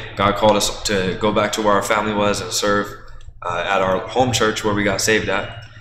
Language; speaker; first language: English; native; English